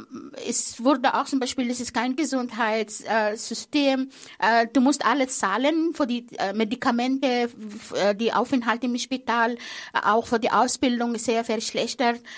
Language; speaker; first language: German; non-native, fluent; Arabic